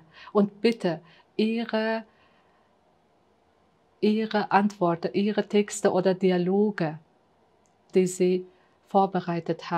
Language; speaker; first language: German; non-native, fluent; Uzbek